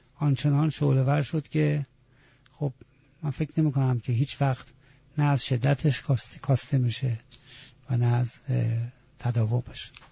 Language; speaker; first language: Persian; non-native, local second language; Azerbaijani